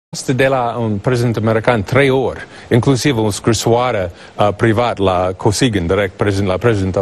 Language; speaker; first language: Romanian; non-native, learner; English